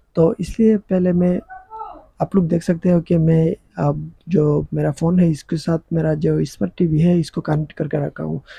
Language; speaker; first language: Hindi; non-native, local second language; Bangla